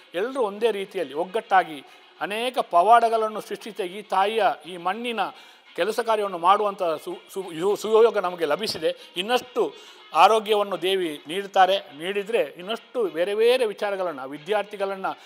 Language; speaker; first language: Kannada; native; Kannada